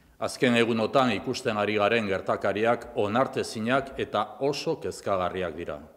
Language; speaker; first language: Basque; non-native, local second language; Spanish